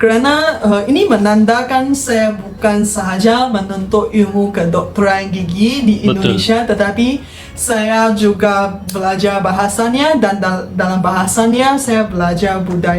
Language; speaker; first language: Indonesian; non-native, fluent; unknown